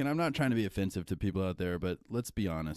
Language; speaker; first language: English; native; English